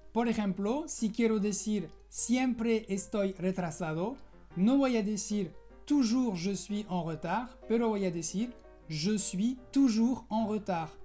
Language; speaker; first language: Spanish; non-native, fluent; French